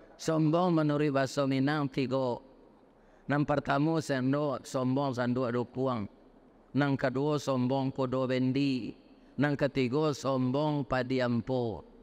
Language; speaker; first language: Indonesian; non-native, local second language; Minangkabau